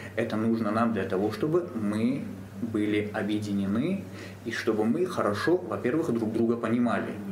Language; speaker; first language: Russian; non-native, local second language; Ossetic